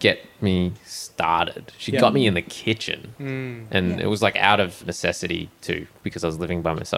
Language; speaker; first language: English; native; English